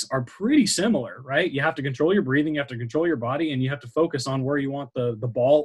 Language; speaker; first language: English; native; English